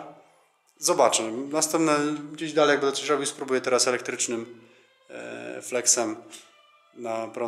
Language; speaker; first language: Polish; native; Polish